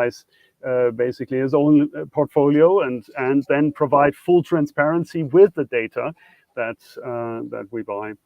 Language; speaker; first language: English; non-native, fluent; German